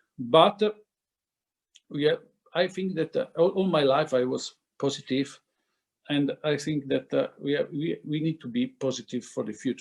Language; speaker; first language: English; non-native, fluent; Italian